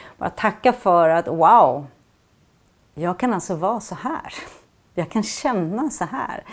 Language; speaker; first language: Swedish; native; Swedish